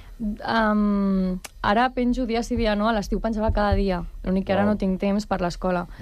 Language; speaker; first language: Catalan; native; Catalan